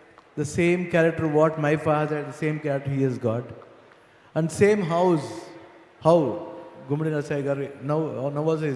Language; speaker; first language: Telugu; non-native, learner; Kannada